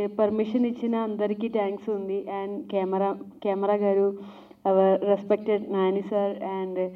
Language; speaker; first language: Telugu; non-native, learner; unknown